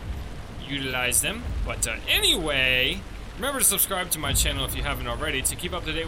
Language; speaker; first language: English; native; English